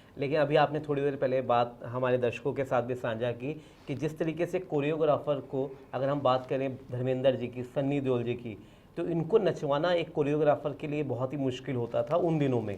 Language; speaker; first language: Hindi; native; Hindi